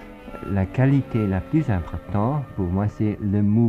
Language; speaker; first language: French; non-native, fluent; English